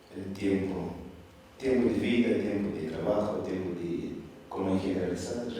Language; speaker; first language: Spanish; non-native, fluent; Tsonga